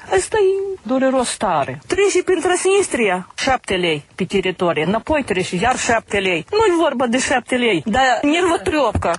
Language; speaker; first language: Romanian; non-native, learner; Ukrainian